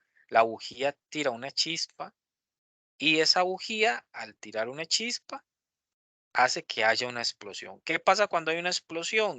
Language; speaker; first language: Spanish; native; Spanish